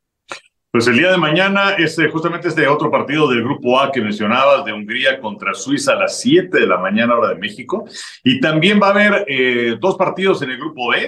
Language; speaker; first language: Spanish; native; Spanish